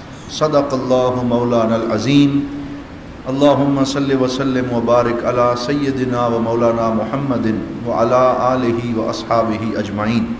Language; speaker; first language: Urdu; native; Urdu